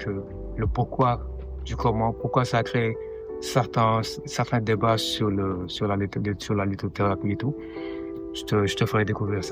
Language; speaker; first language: French; non-native, local second language; Wolof